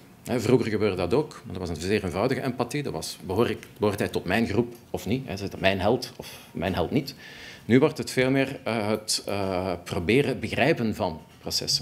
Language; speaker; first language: Dutch; native; Dutch